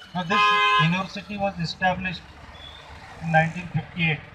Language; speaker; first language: English; non-native, local second language; Marathi